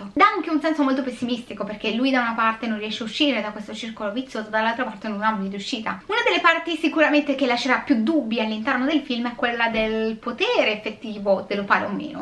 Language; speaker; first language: Italian; native; Italian